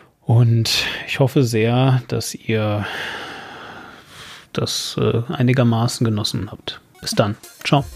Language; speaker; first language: German; native; German